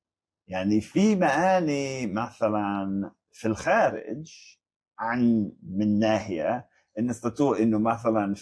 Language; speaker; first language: Arabic; non-native, fluent; English